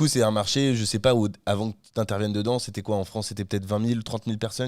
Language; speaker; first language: French; native; French